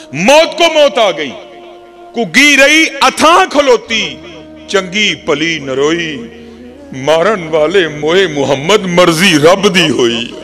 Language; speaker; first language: Urdu; non-native, local second language; Punjabi